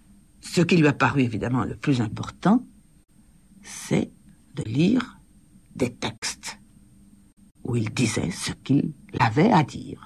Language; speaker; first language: French; native; French